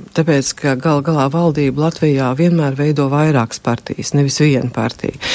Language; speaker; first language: Latvian; native; Latvian